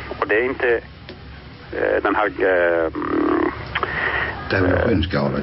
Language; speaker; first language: Swedish; non-native, fluent; Persian